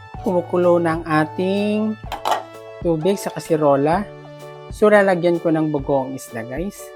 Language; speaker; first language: Filipino; non-native, local second language; Iloko